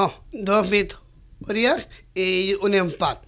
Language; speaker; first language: Catalan; non-native, local second language; Spanish